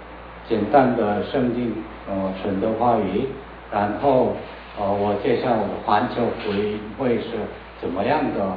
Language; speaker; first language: Chinese; non-native, learner; Korean